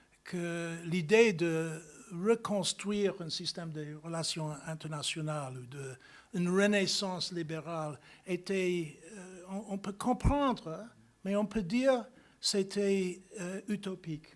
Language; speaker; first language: French; non-native, fluent; English